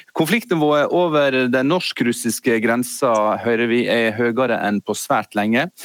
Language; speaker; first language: Norwegian; native; Norwegian